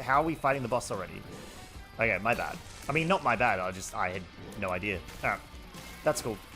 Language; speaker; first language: English; native; English